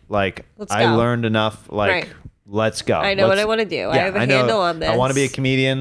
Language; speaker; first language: English; native; English